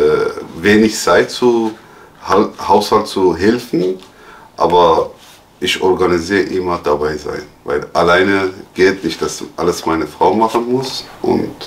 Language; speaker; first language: German; non-native, fluent; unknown